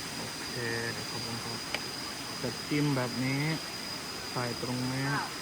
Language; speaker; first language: Thai; non-native, fluent; Punjabi